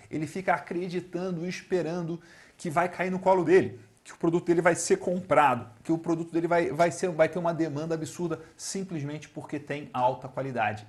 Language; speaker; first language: Portuguese; native; Portuguese